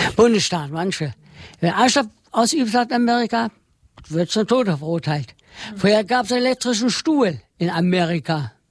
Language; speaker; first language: German; non-native, learner; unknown